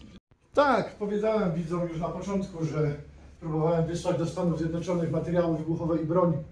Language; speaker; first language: Polish; native; Polish